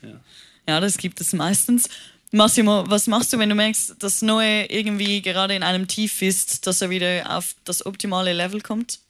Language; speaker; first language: German; native; German